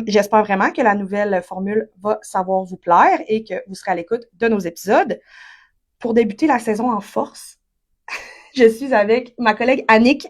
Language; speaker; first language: French; native; French